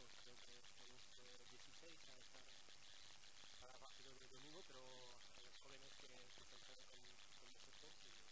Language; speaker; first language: Spanish; non-native, learner; French